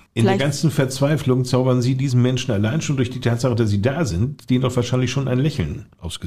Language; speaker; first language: German; native; German